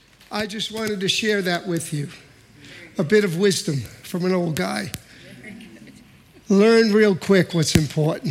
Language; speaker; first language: English; native; English